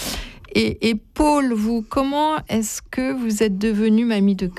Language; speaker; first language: French; native; French